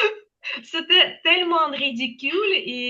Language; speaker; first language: French; non-native, fluent; Ukrainian